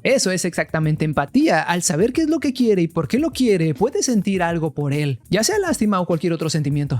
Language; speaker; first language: Spanish; native; Spanish